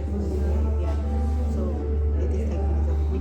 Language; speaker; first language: English; non-native, learner; Tibetan